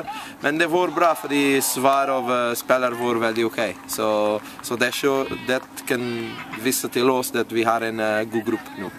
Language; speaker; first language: Norwegian; non-native, learner; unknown